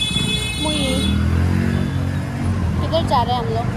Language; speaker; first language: Hindi; non-native, local second language; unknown